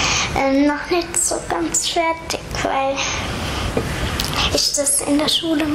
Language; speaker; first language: German; early bilingual, other home language; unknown